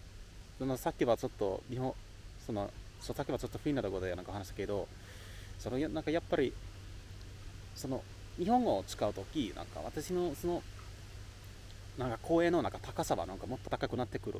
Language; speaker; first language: Japanese; non-native, learner; Finnish